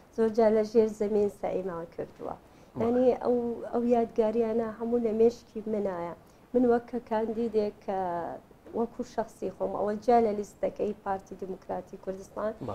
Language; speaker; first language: Central Kurdish; native; Central Kurdish